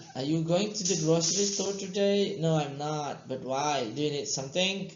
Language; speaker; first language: English; non-native, fluent; Indonesian